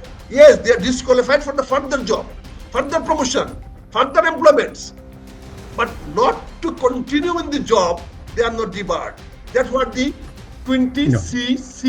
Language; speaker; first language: English; non-native, local second language; Bangla